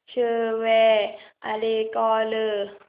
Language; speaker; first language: French; non-native, learner; Thai